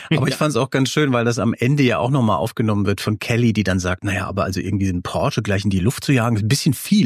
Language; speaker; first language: German; native; German